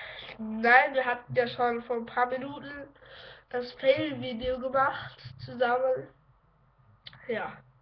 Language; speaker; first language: German; native; German